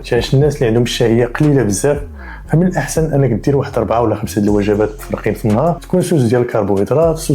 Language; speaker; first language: Arabic; native; Arabic